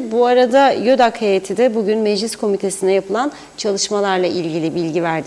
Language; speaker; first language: Turkish; native; Turkish